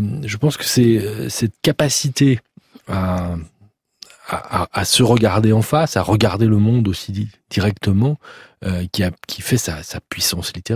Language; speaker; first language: French; native; French